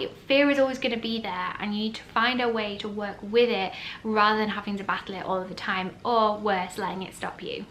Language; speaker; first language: English; native; English